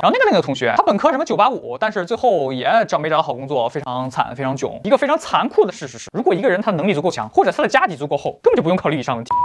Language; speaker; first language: Chinese; native; Chinese